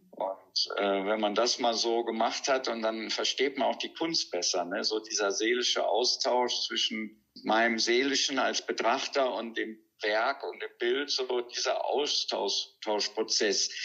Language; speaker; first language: German; native; German